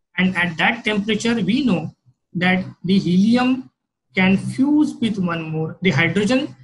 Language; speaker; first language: English; non-native, local second language; Marathi